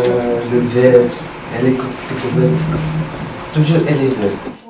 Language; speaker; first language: French; non-native, learner; Arabic